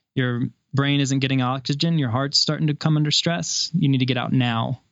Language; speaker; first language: English; native; English